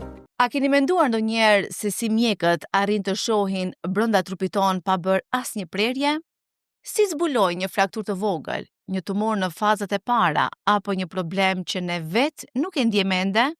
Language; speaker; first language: Albanian; native; Albanian